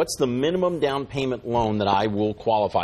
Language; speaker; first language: English; native; English